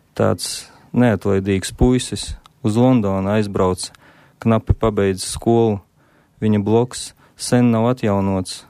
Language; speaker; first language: Latvian; non-native, local second language; Russian